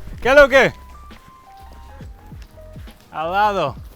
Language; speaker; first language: Spanish; non-native, learner; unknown